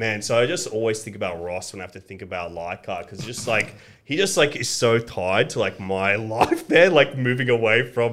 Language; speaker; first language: English; early bilingual, other home language; Greek